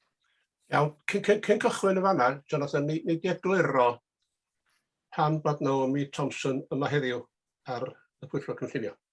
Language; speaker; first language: Welsh; native; Welsh